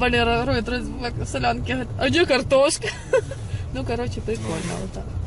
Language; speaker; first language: Russian; native; Russian